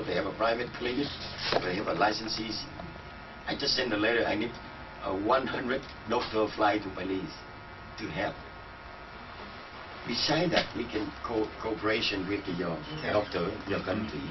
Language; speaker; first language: English; non-native, learner; Vietnamese